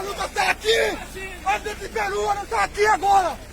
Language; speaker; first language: Portuguese; non-native, learner; Haitian Creole